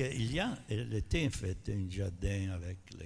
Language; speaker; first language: French; non-native, fluent; Italian